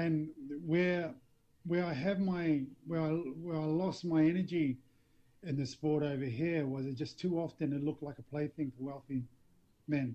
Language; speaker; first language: English; native; English